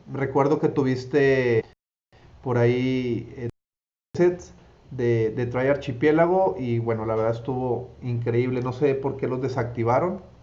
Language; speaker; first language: Spanish; native; Spanish